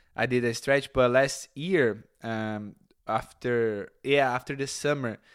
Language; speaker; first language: English; non-native, fluent; Portuguese